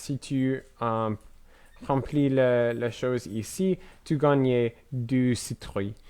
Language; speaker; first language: French; non-native, learner; English